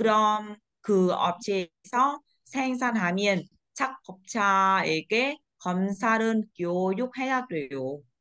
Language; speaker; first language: Korean; non-native, learner; Vietnamese